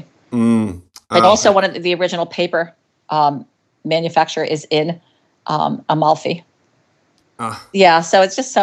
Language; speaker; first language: English; native; English